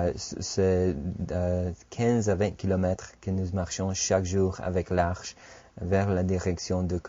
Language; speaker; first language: French; non-native, fluent; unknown